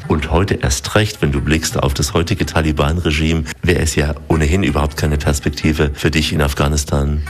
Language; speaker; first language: German; native; German